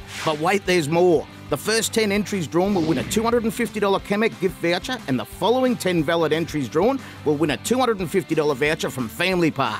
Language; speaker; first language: English; native; English